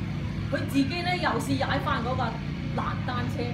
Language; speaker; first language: Cantonese; native; Cantonese